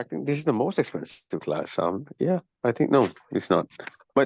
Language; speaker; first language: English; non-native, local second language; Urdu